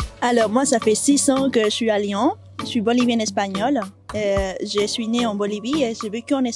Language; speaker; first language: French; non-native, fluent; Spanish